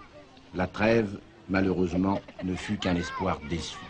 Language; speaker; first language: French; native; French